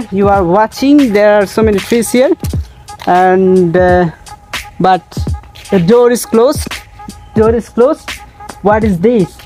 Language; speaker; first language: English; non-native, learner; Bangla